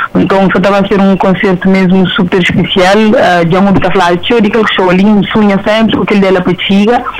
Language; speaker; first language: Portuguese; non-native, local second language; Kabuverdianu